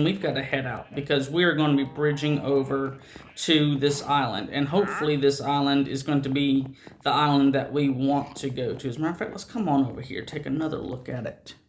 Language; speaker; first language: English; native; English